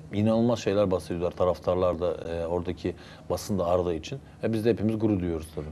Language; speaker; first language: Turkish; early bilingual, heritage; Turkish